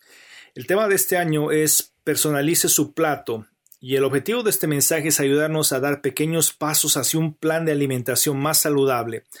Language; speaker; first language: Spanish; native; Spanish